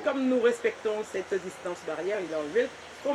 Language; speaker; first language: French; native; French